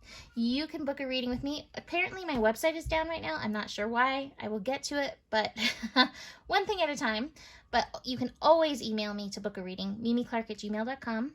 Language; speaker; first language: English; native; English